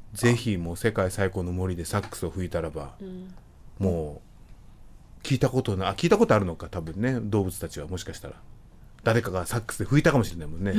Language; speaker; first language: Japanese; native; Japanese